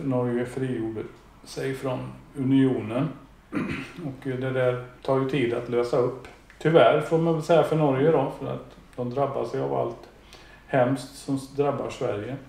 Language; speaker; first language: Swedish; native; Swedish